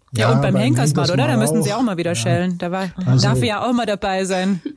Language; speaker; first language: German; native; German